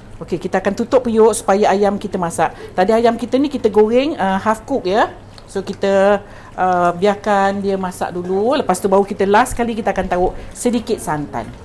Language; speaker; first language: Malay; native; Malay